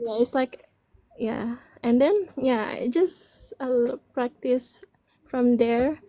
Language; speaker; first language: English; non-native, learner; Indonesian